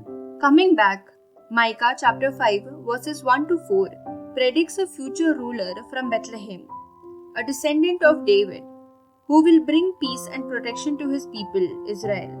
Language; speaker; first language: English; non-native, local second language; Malayalam